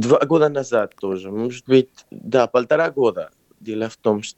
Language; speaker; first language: Russian; non-native, fluent; Spanish